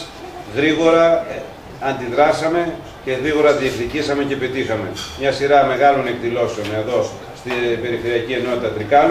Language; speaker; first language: Greek; native; Greek